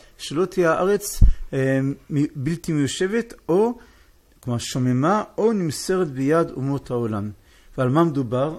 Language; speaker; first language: Hebrew; native; Hebrew